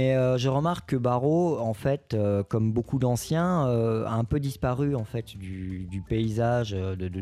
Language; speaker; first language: French; native; French